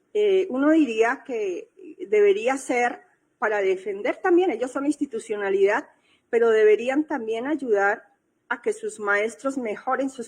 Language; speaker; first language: Spanish; native; Spanish